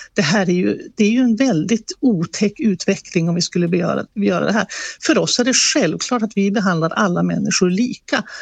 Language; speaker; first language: Swedish; native; Swedish